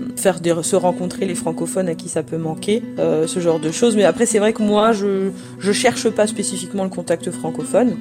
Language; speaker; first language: French; native; French